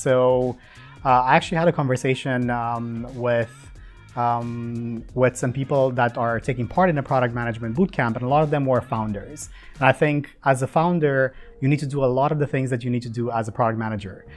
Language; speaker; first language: English; non-native, fluent; Romanian